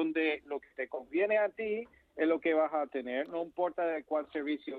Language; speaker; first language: Spanish; non-native, fluent; English